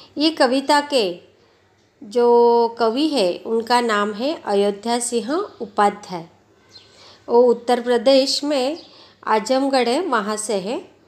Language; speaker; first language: Hindi; non-native, local second language; Marathi